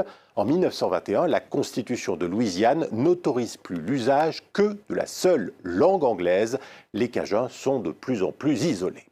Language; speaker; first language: French; native; French